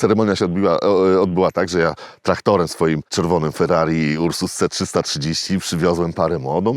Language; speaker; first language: Polish; native; Polish